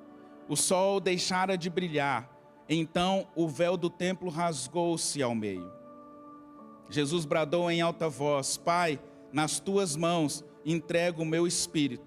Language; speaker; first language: Portuguese; native; Portuguese